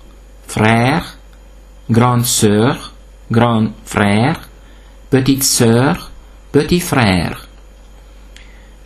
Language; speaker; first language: French; non-native, fluent; Hungarian